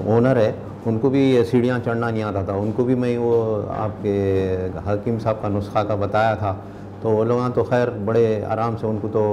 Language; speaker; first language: Hindi; non-native, local second language; Urdu